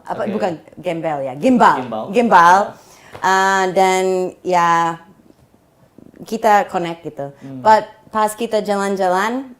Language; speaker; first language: Indonesian; non-native, fluent; English